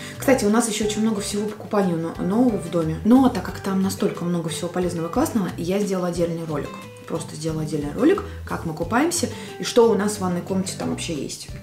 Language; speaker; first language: Russian; non-native, local second language; Latvian